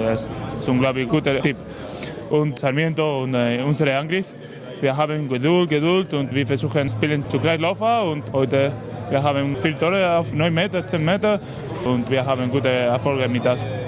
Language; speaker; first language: German; non-native, learner; Spanish